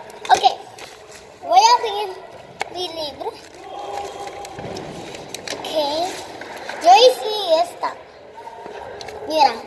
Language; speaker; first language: Spanish; early bilingual, heritage; Spanish